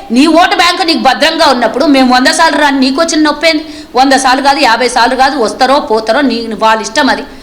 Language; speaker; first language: Telugu; native; Telugu